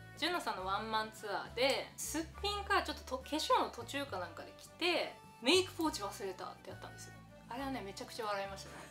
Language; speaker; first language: Japanese; native; Japanese